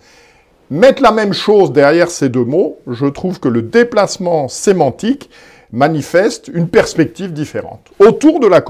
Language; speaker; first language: French; native; French